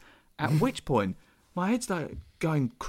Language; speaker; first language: English; native; English